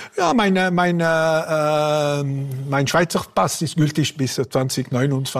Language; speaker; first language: German; non-native, local second language; French